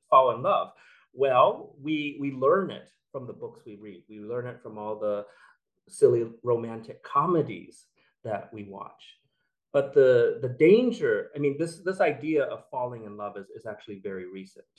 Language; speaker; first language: English; native; English